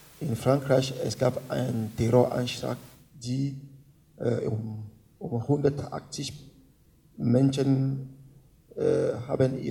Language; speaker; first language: German; non-native, learner; French